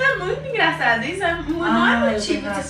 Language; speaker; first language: Portuguese; native; Portuguese